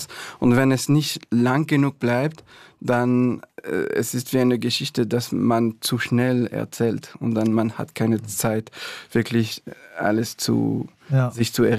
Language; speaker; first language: German; non-native, fluent; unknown